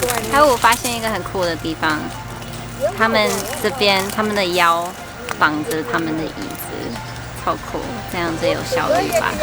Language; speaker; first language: Chinese; non-native, fluent; English